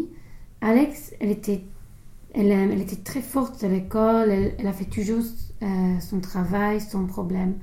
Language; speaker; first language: French; non-native, learner; English